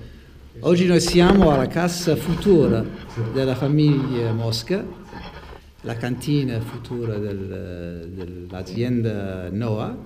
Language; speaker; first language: Italian; non-native, learner; English